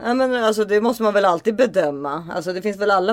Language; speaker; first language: Swedish; native; Swedish